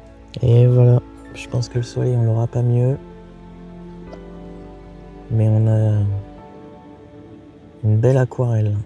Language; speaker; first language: French; native; French